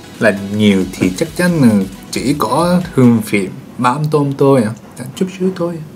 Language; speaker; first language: Vietnamese; non-native, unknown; Japanese